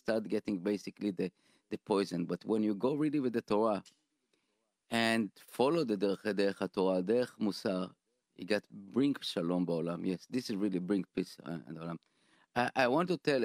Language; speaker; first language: English; non-native, fluent; Hebrew